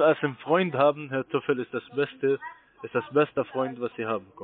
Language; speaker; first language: German; non-native, fluent; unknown